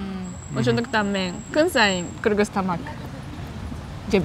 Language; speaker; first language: Kyrgyz; non-native, learner; Japanese